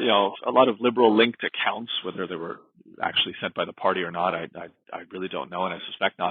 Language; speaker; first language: English; native; English